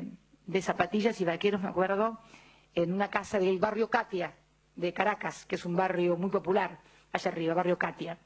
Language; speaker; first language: Spanish; native; Spanish